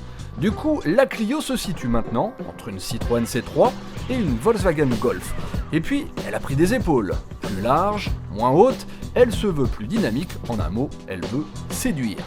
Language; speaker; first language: French; native; French